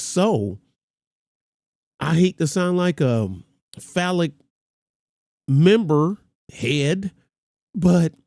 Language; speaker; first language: English; native; English